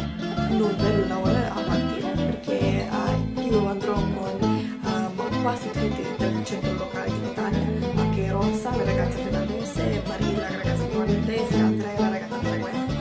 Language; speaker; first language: Italian; non-native, learner; English